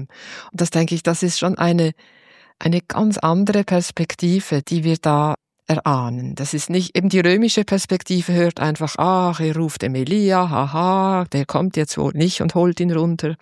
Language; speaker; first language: German; native; German